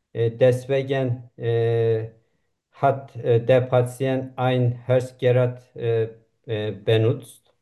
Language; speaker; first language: German; non-native, learner; Turkish